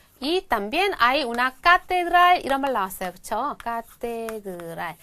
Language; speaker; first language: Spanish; non-native, fluent; Korean